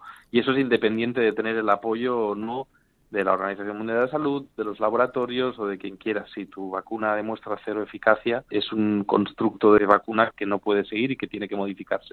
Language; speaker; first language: Spanish; native; Spanish